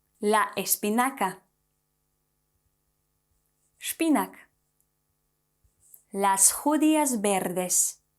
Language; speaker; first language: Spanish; non-native, fluent; Polish